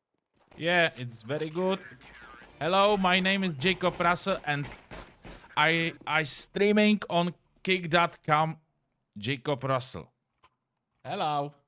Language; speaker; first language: English; non-native, learner; Czech